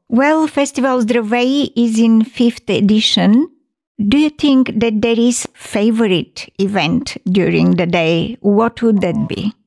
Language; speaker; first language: English; non-native, fluent; Bulgarian